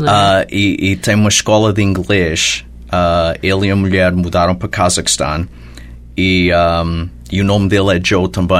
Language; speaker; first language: Portuguese; early bilingual, heritage; Portuguese